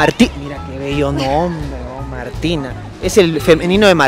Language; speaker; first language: Spanish; native; Spanish